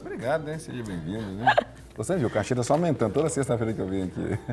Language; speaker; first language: Portuguese; native; Portuguese